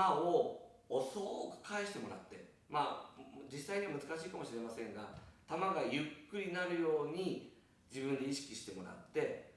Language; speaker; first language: Japanese; native; Japanese